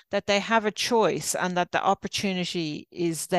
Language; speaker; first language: English; native; English